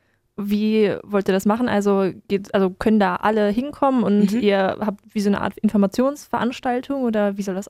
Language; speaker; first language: German; native; German